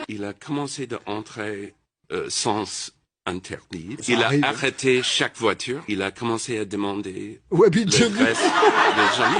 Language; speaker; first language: French; non-native, fluent; English